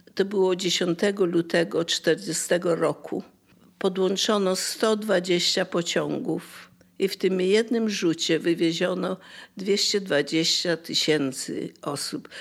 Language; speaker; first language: Polish; native; Polish